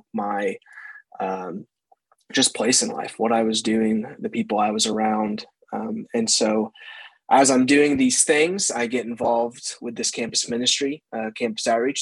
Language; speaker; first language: English; native; English